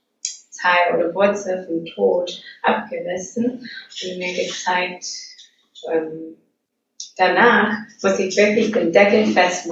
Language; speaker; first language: German; non-native, fluent; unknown